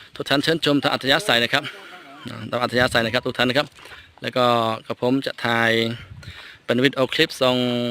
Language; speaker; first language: Thai; non-native, fluent; Khmer